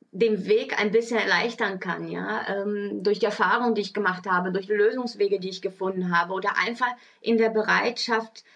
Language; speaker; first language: German; early bilingual, other home language; Portuguese